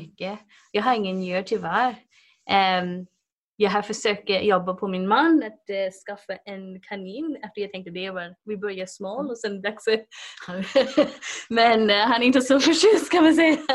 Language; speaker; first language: Swedish; non-native, fluent; English